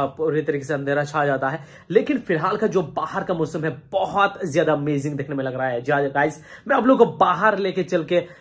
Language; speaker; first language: Hindi; non-native, local second language; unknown